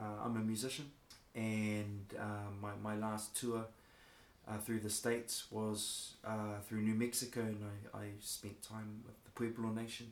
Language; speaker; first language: English; native; English